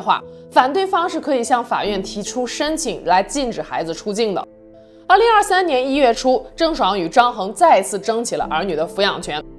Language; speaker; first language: Chinese; native; Chinese